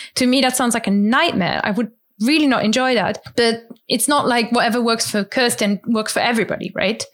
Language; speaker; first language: English; non-native, fluent; German